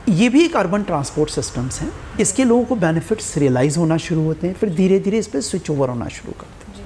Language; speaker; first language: Hindi; native; Hindi